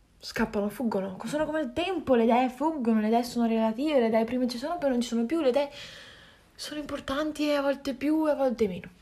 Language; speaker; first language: Italian; native; Italian